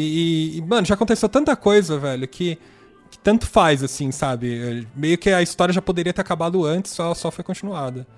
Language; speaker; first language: Portuguese; native; Portuguese